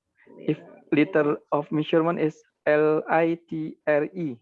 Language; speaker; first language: English; non-native, learner; Indonesian